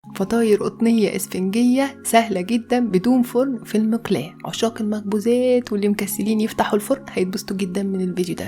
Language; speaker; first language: Arabic; native; Arabic